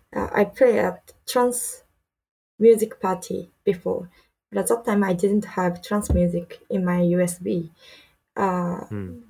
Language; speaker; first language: English; non-native, learner; Japanese